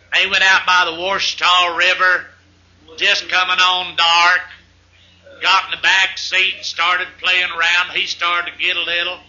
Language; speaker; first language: English; native; English